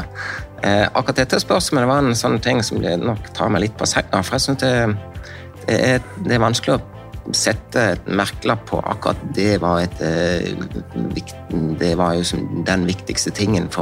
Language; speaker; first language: Norwegian; native; Norwegian